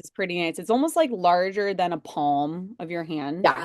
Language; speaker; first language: English; native; English